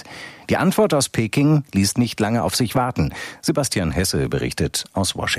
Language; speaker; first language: German; native; German